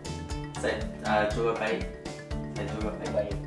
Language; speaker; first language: Indonesian; non-native, learner; English